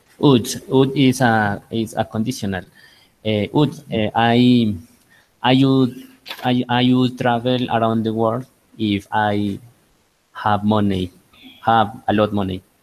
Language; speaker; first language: English; non-native, learner; Spanish